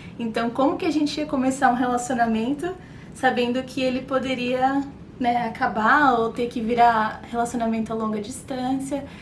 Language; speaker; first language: Portuguese; native; Portuguese